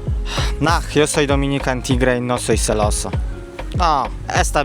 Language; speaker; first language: Spanish; non-native, learner; Polish